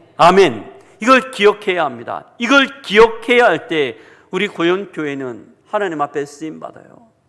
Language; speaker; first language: Korean; native; Korean